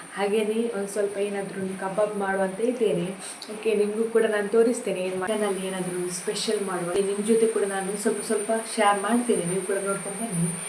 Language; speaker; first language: Kannada; non-native, local second language; Tulu